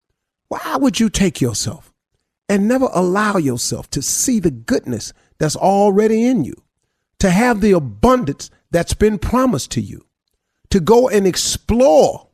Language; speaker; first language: English; native; English